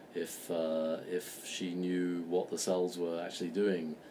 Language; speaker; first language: English; native; English